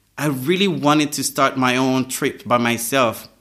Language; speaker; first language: English; non-native, fluent; French